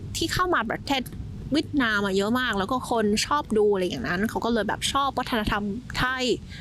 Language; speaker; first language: Thai; non-native, fluent; Vietnamese